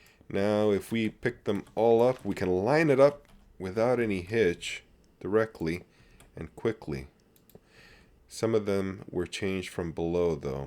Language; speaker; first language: English; native; English